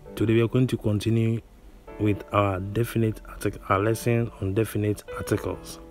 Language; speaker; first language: English; non-native, local second language; Akan